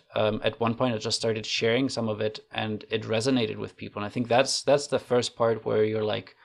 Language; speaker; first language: English; non-native, fluent; German